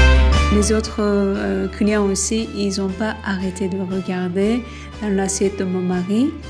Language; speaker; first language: French; non-native, fluent; Turkish